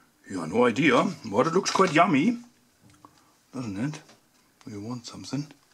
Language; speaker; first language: English; non-native, fluent; German